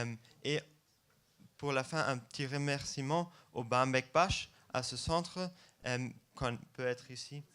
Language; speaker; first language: French; non-native, fluent; German